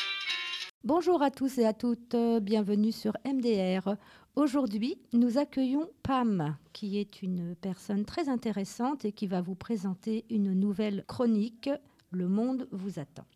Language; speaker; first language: French; native; French